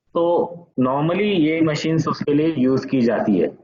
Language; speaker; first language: Hindi; non-native, local second language; Marathi